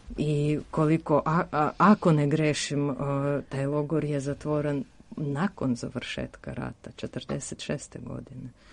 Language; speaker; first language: Serbian; non-native, fluent; Russian